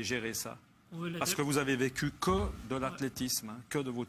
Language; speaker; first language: French; native; French